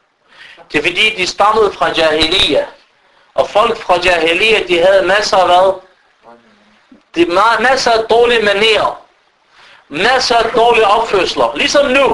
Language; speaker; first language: Danish; non-native, fluent; Arabic